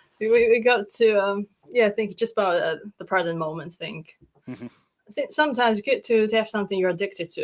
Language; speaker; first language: English; non-native, fluent; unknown